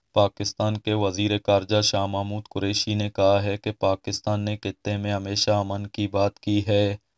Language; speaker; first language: Urdu; non-native, local second language; Baluchi